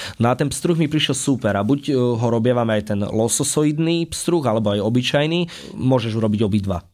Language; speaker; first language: Slovak; native; Slovak